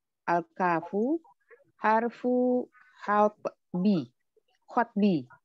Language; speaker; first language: Arabic; non-native, learner; Indonesian